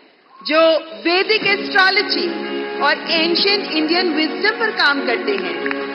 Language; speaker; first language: Hindi; native; Hindi